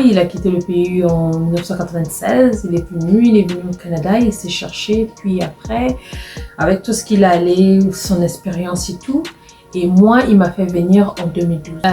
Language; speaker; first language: French; non-native, local second language; Lingala